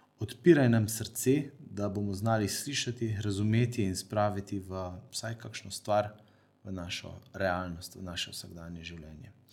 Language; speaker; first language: Slovenian; native; Slovenian